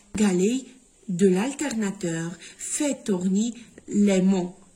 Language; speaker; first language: French; non-native, local second language; Arabic